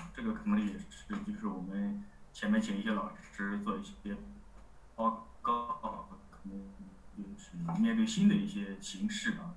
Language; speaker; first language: Chinese; native; Chinese